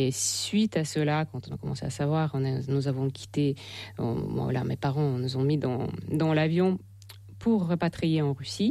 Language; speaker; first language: French; non-native, fluent; Russian